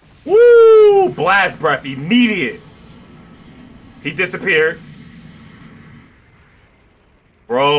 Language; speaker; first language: English; native; English